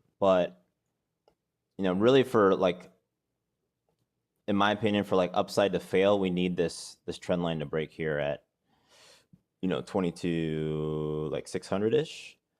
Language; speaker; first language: English; native; English